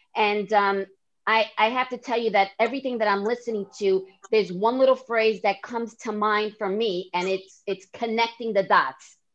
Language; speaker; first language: English; native; English